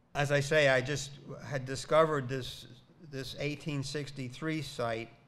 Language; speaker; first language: English; native; English